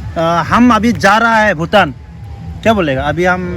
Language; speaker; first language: Hindi; non-native, local second language; Bodo